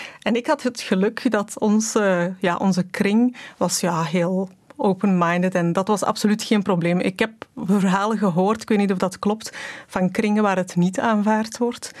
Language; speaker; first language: Dutch; early bilingual, other home language; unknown